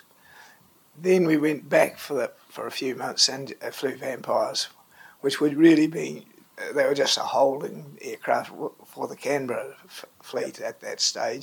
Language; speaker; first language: English; native; English